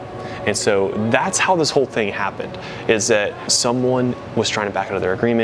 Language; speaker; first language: English; native; English